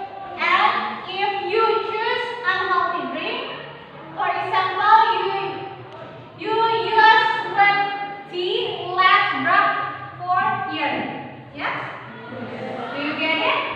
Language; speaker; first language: English; non-native, learner; Indonesian